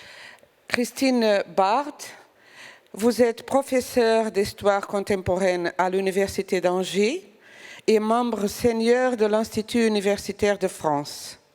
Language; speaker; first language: French; non-native, fluent; Portuguese